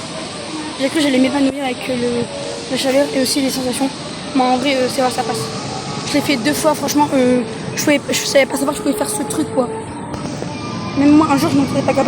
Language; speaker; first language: French; native; French